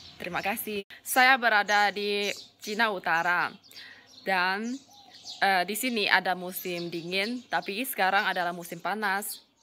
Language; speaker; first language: Indonesian; native; Indonesian